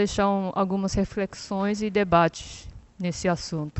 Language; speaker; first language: Portuguese; non-native, fluent; Japanese